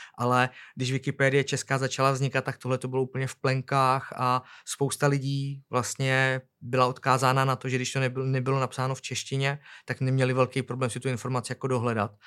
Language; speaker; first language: Czech; native; Czech